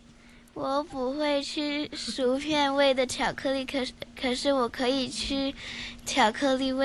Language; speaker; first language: Chinese; non-native, local second language; Cantonese